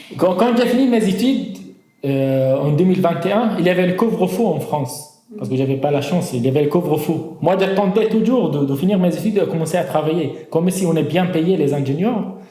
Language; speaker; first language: French; non-native, fluent; Arabic